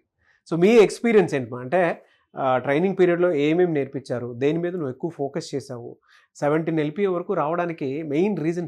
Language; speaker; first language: Telugu; native; Telugu